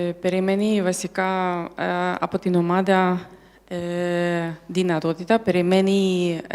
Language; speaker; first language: Greek; non-native, learner; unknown